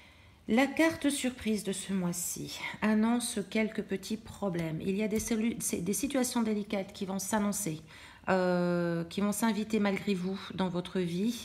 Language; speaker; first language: French; native; French